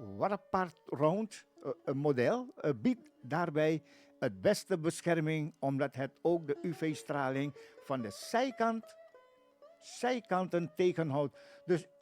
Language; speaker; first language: Dutch; non-native, local second language; Caribbean Hindustani